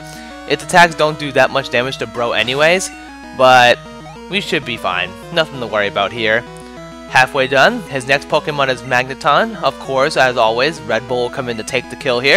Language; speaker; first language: English; native; English